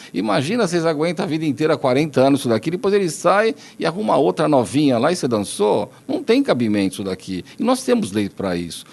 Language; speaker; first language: Portuguese; native; Portuguese